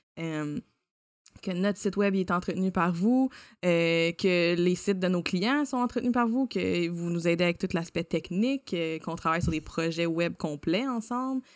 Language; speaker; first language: French; native; French